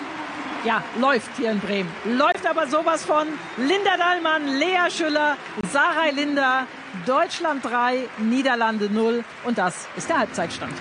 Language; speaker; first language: German; native; German